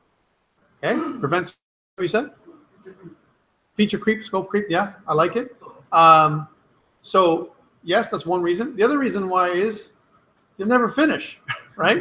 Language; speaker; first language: English; native; English